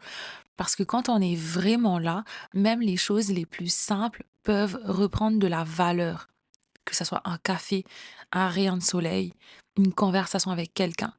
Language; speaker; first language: French; native; French